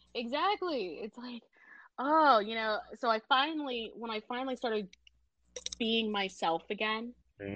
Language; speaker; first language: English; early bilingual, other home language; Indonesian